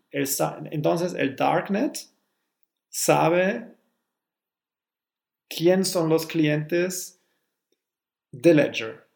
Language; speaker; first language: Spanish; non-native, learner; German